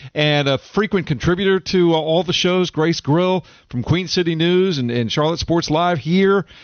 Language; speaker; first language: English; native; English